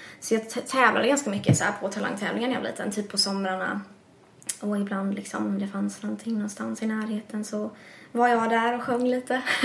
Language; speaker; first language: Swedish; early bilingual, other home language; English